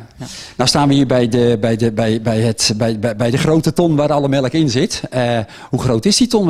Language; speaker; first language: Dutch; native; Dutch